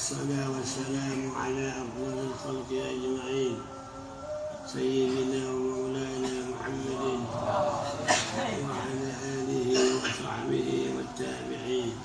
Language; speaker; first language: Arabic; non-native, fluent; Indonesian